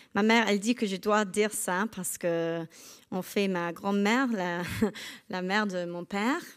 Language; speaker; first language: French; non-native, learner; English